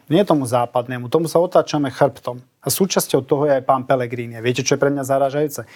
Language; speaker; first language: Slovak; non-native, local second language; Hungarian